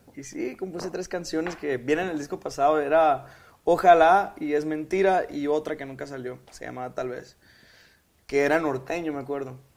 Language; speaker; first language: Spanish; native; Spanish